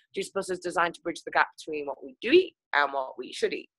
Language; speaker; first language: English; native; English